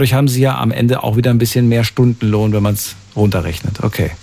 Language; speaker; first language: German; native; German